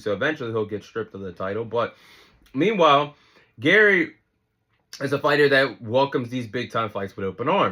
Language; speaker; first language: English; native; English